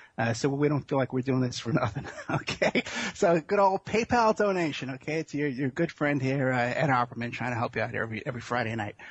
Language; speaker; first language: English; native; English